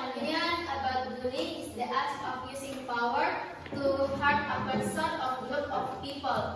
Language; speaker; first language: English; non-native, learner; Indonesian